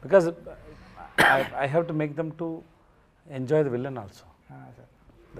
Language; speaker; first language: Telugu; non-native, learner; Tamil